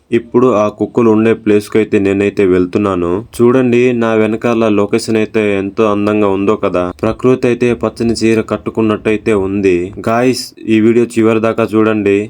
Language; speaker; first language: Telugu; non-native, local second language; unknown